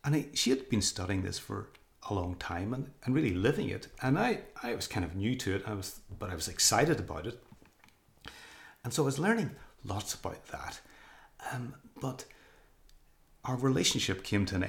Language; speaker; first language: English; native; English